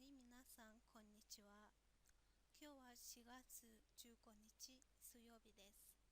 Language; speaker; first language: Japanese; non-native, fluent; Mongolian